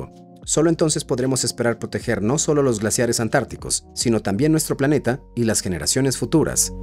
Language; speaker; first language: Spanish; native; Spanish